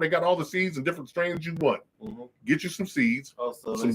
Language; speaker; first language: English; native; English